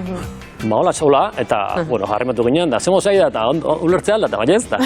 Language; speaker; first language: Basque; native; Basque